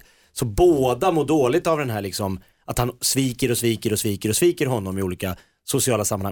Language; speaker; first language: Swedish; native; Swedish